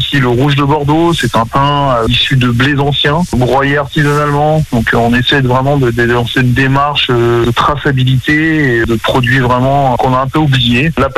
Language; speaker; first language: French; native; French